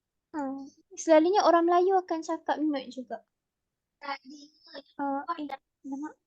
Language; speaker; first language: Malay; native; Malay